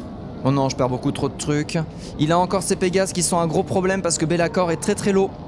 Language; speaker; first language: French; native; French